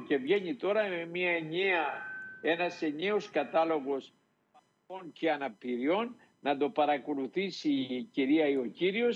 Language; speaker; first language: Greek; native; Greek